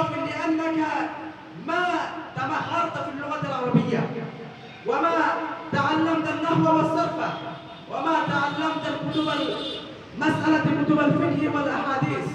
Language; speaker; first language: Arabic; non-native, fluent; Bangla